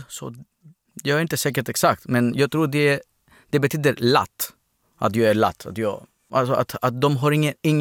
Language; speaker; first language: Swedish; non-native, fluent; Greek